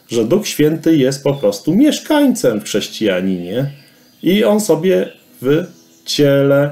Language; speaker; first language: Polish; native; Polish